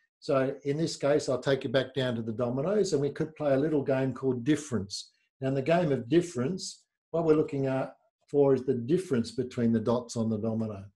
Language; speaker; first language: English; native; English